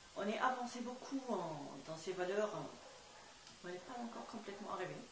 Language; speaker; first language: French; non-native, fluent; German